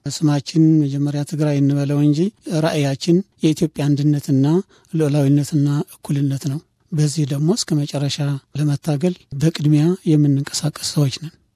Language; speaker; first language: Amharic; non-native, local second language; Tigrinya